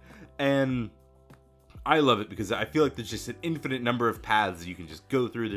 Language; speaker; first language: English; native; English